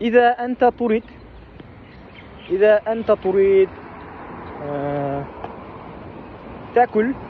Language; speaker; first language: Arabic; non-native, learner; Kazakh